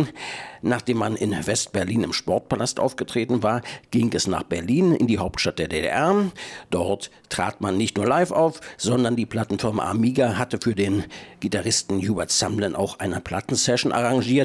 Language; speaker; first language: German; native; German